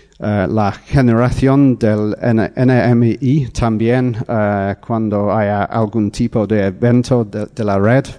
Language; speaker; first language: Spanish; non-native, fluent; English